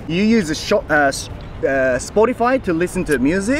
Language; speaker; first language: English; non-native, fluent; Japanese